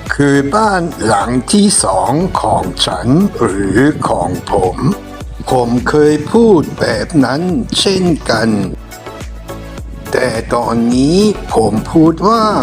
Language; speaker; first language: Thai; non-native, fluent; German